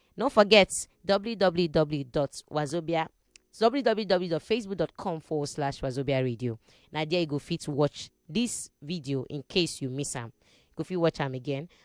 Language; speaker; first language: Nigerian Pidgin; non-native, local second language; Igbo